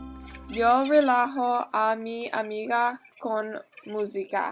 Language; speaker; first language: Spanish; non-native, learner; English